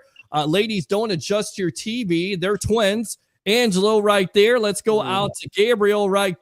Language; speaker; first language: English; native; English